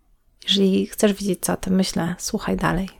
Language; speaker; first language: Polish; native; Polish